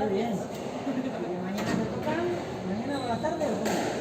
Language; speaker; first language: Spanish; native; Spanish